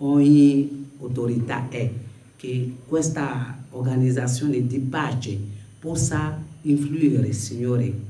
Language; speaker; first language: Italian; non-native, fluent; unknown